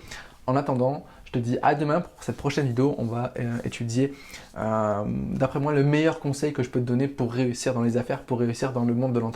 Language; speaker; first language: French; native; French